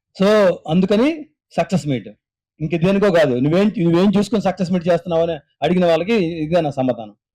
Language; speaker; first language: Telugu; native; Telugu